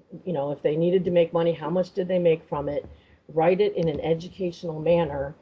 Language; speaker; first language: English; native; English